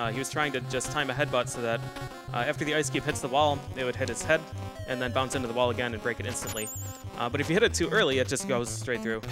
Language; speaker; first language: English; native; English